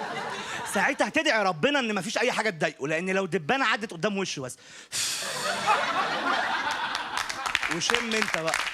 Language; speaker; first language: Arabic; native; Arabic